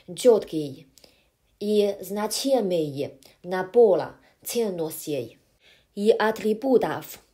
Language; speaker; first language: Russian; non-native, learner; Chinese